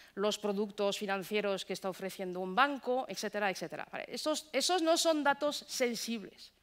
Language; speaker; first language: Spanish; non-native, fluent; French